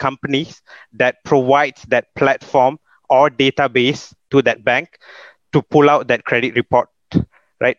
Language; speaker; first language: English; non-native, local second language; Malay